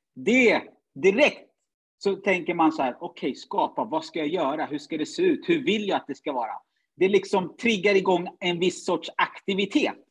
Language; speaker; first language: Swedish; early bilingual, other home language; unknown